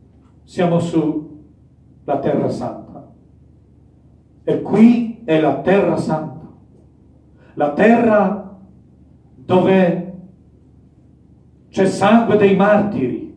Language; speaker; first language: Italian; non-native, fluent; Polish